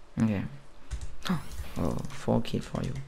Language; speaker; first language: English; non-native, learner; French